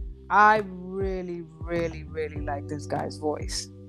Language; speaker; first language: English; early bilingual, other home language; Spanish